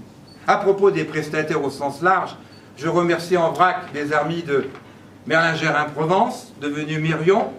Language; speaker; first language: French; native; French